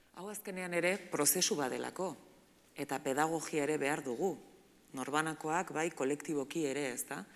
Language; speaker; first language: Basque; native; Basque